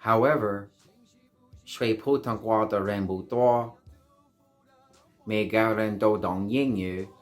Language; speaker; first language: Chinese; non-native, learner; English